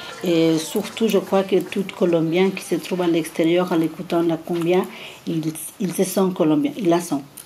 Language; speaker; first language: French; non-native, fluent; Spanish